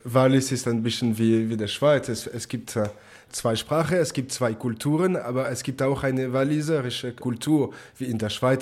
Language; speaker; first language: German; non-native, local second language; French